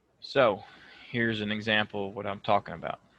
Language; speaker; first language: English; native; English